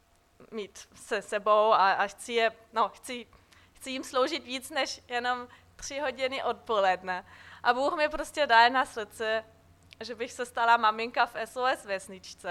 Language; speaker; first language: Czech; non-native, fluent; German